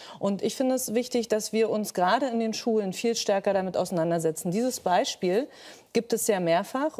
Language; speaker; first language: German; native; German